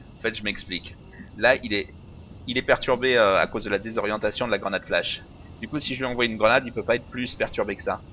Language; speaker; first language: French; native; French